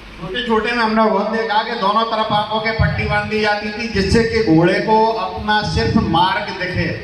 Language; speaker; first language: Hindi; native; Hindi